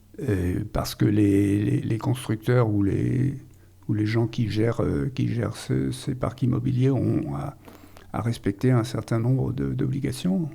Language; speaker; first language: French; native; French